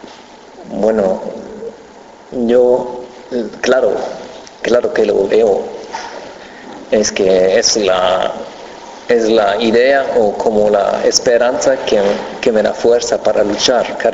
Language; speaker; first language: Spanish; non-native, fluent; German